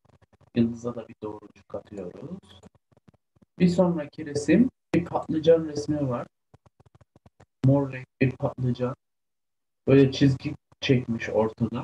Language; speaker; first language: Turkish; native; Turkish